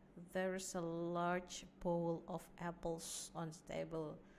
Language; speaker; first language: English; non-native, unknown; Indonesian